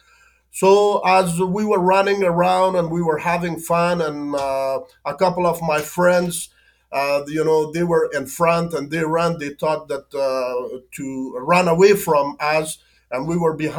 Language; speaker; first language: English; non-native, fluent; Persian